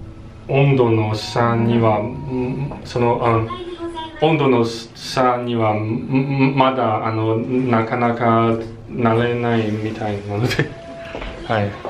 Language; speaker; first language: Japanese; non-native, learner; English